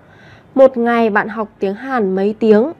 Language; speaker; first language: Vietnamese; native; Vietnamese